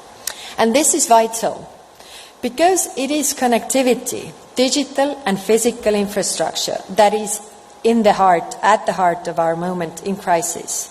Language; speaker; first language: English; non-native, fluent; Estonian